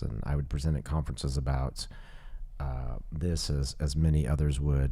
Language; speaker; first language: English; native; English